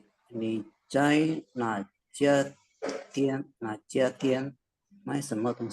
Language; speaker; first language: Chinese; non-native, learner; Indonesian